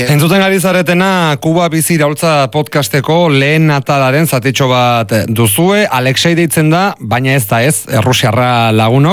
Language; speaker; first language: Basque; native; Basque